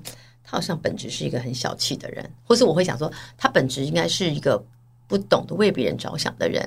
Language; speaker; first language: Chinese; native; Chinese